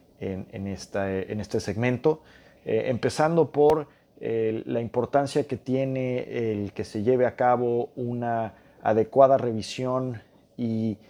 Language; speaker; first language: Spanish; native; Spanish